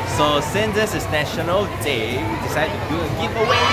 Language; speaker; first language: English; non-native, local second language; Chinese